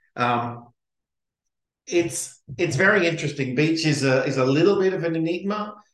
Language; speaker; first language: English; native; English